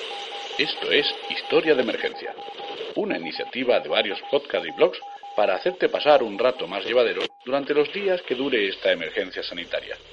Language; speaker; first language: Spanish; native; Spanish